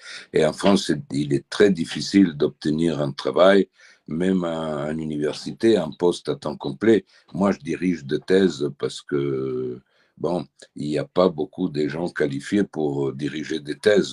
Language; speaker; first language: French; early bilingual, heritage; French